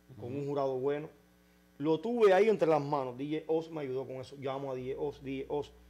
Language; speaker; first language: Spanish; native; Spanish